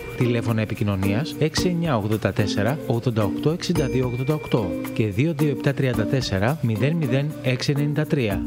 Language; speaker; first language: Greek; native; Greek